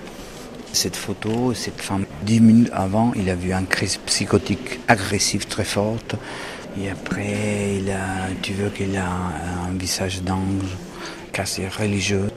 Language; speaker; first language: French; non-native, learner; Italian